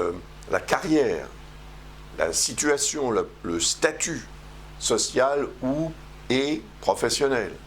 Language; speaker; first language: French; native; French